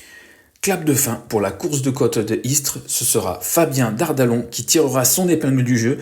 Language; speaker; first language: French; native; French